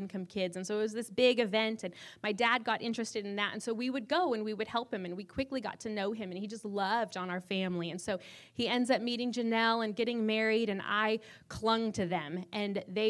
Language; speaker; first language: English; native; English